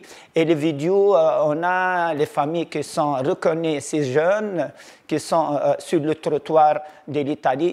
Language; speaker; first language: French; non-native, local second language; Arabic